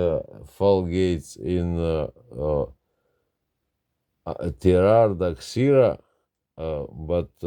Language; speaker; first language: English; non-native, learner; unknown